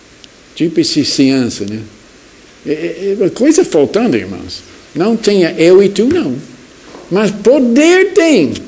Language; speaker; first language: Portuguese; non-native, fluent; English